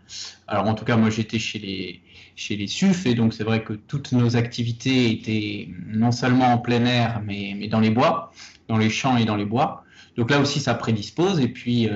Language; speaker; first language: French; native; French